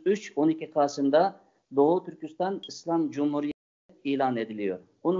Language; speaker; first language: Turkish; non-native, fluent; Uyghur